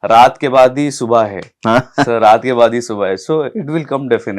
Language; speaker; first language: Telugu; non-native, learner; Hindi